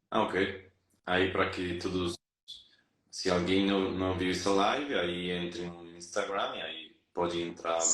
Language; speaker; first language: Portuguese; non-native, fluent; Spanish